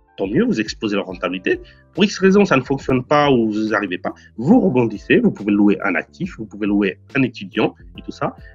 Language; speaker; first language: French; non-native, fluent; Portuguese